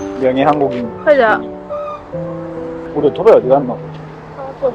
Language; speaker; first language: Korean; native; Korean